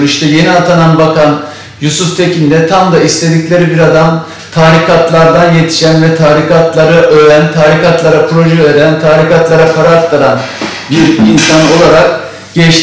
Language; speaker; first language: Turkish; native; Turkish